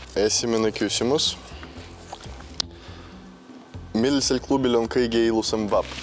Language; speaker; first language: Estonian; non-native, local second language; Russian